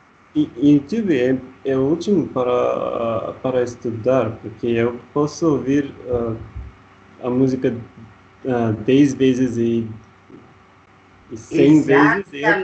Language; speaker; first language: Portuguese; non-native, learner; Russian